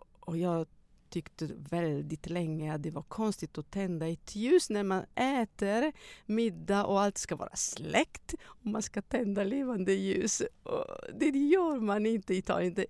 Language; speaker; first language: Swedish; non-native, fluent; Italian